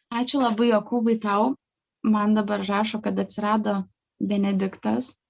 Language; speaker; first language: Lithuanian; native; Lithuanian